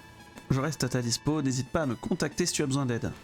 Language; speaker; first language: French; native; French